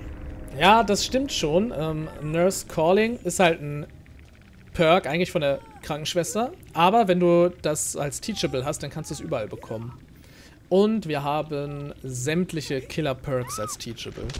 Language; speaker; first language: German; native; German